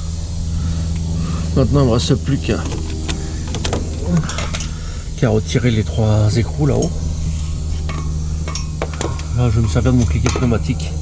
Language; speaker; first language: French; native; French